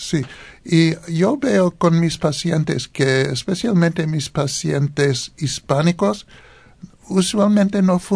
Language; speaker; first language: Spanish; non-native, learner; English